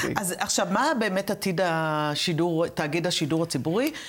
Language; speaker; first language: Hebrew; native; Hebrew